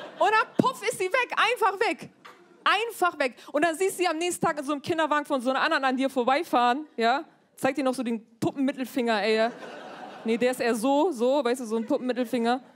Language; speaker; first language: German; early bilingual, other home language; Turkish